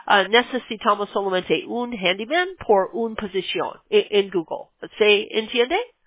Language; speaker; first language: Spanish; non-native, learner; English